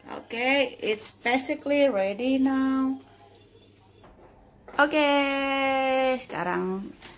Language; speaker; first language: English; non-native, learner; Indonesian